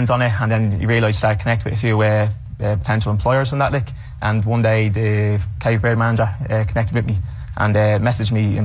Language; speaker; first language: English; native; English